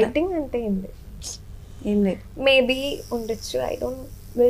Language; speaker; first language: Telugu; non-native, learner; Malayalam